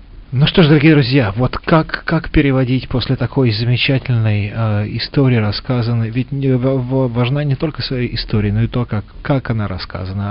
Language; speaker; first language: Russian; native; Russian